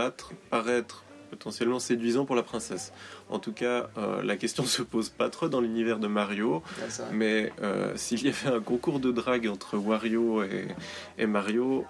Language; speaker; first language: French; native; French